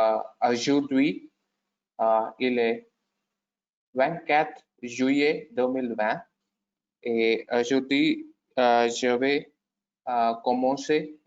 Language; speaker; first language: French; non-native, learner; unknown